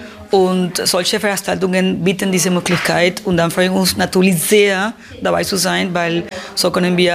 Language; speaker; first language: German; non-native, fluent; Spanish